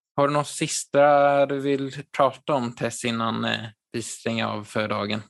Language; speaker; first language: Swedish; native; Swedish